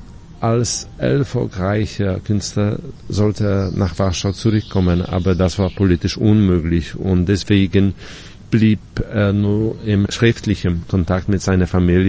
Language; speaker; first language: German; non-native, fluent; Polish